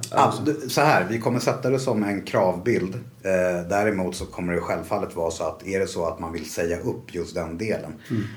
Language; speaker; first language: Swedish; native; Swedish